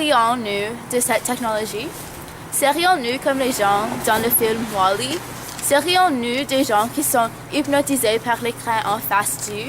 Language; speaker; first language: French; non-native, learner; English